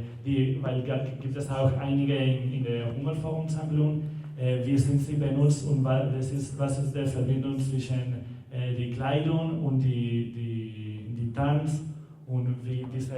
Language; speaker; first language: German; non-native, learner; Spanish